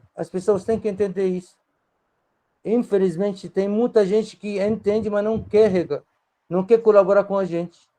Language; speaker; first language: Portuguese; non-native, fluent; Arabic